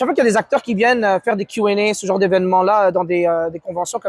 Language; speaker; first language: French; native; French